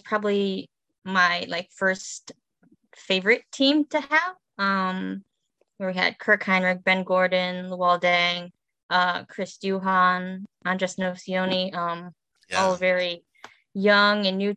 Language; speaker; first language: English; native; English